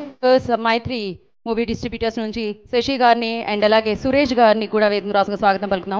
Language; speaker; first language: Telugu; native; Telugu